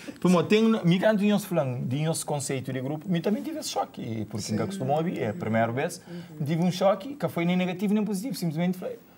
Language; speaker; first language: Portuguese; non-native, local second language; Kabuverdianu